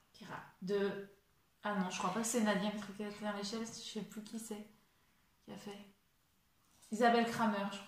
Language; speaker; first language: French; native; French